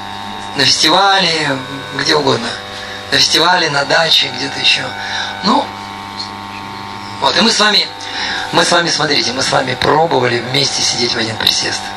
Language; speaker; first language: Russian; native; Russian